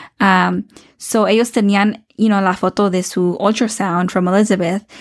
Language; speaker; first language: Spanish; early bilingual, heritage; Spanish